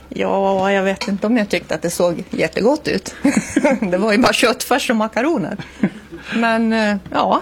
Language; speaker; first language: Swedish; native; Swedish